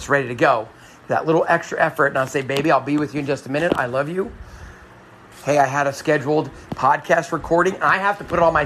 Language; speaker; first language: English; native; English